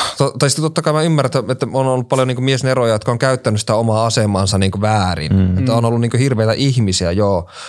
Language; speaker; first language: Finnish; native; Finnish